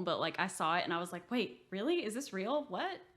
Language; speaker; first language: English; native; English